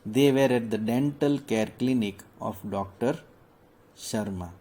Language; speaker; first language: English; non-native, local second language; Gujarati